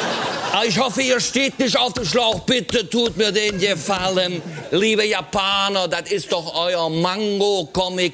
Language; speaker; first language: German; native; German